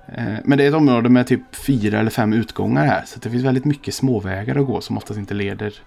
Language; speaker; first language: Swedish; native; Swedish